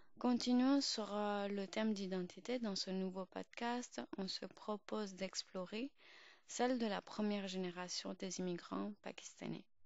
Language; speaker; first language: French; early bilingual, other home language; Urdu